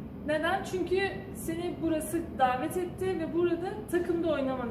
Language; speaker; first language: Turkish; native; Turkish